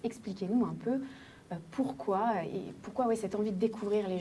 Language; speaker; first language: French; native; French